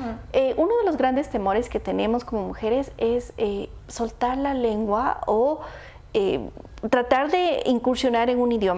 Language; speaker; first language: Spanish; native; Spanish